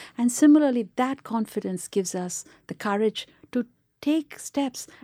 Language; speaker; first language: English; non-native, local second language; Tamil